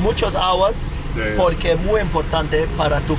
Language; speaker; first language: Spanish; non-native, learner; English